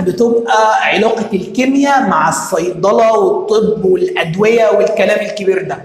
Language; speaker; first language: Arabic; native; Arabic